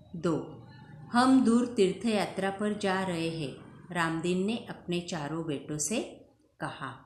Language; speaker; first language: Hindi; non-native, local second language; Marathi